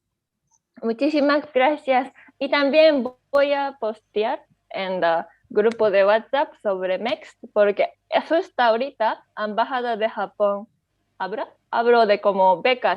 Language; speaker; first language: Spanish; non-native, learner; Japanese